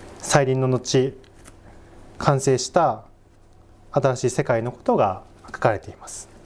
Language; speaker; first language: Japanese; native; Japanese